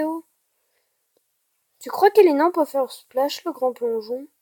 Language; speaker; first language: French; native; French